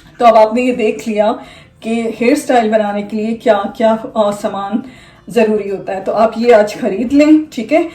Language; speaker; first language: Urdu; native; Urdu